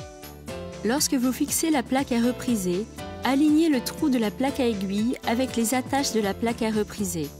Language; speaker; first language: French; native; French